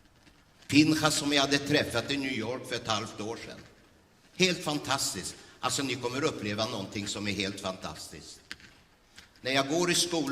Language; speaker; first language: Swedish; early bilingual, other home language; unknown